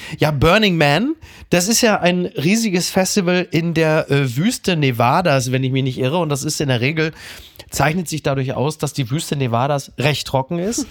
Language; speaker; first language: German; native; German